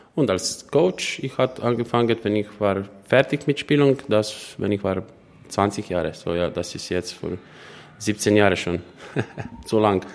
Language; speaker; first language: German; non-native, learner; Slovenian